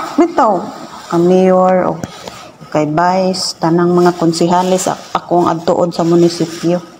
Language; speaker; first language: Cebuano; native; Cebuano